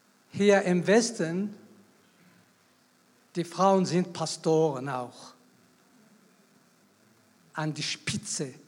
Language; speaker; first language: German; non-native, fluent; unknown